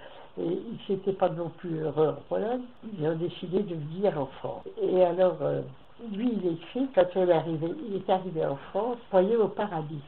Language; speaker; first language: French; native; French